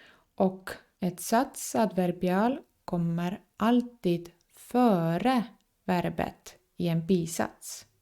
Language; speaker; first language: Swedish; non-native, fluent; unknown